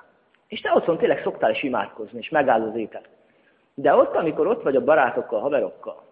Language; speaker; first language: Hungarian; native; Hungarian